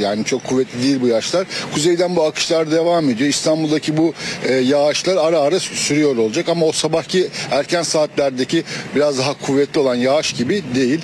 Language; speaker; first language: Turkish; native; Turkish